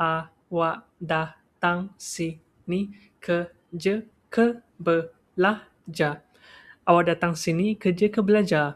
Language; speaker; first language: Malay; non-native, local second language; Chinese